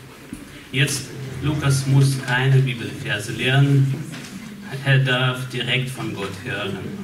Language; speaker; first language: German; non-native, fluent; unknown